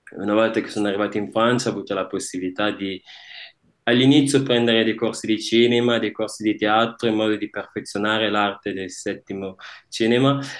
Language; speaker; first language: Italian; early bilingual, other home language; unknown